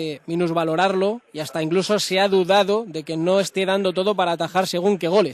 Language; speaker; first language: Spanish; native; Spanish